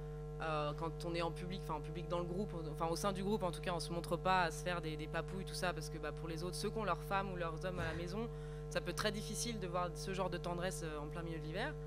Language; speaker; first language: French; native; French